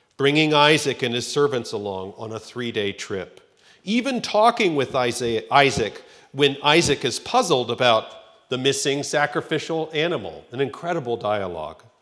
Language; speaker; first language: English; native; English